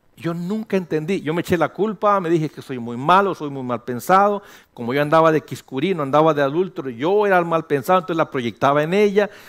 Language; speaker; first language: Spanish; early bilingual, heritage; Spanish